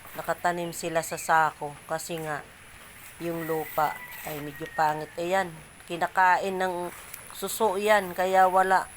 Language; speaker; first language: Filipino; non-native, local second language; Bikol